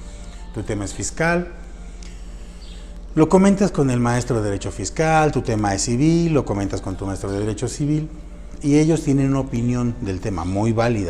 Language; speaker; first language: Spanish; native; Spanish